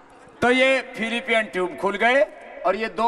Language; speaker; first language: Hindi; native; Hindi